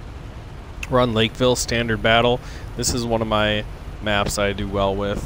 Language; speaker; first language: English; native; English